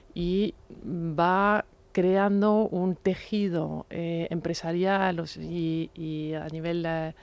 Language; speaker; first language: Spanish; non-native, fluent; French